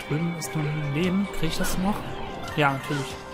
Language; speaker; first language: German; native; German